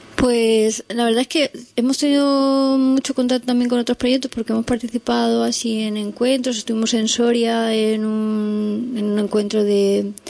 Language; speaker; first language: Spanish; native; Spanish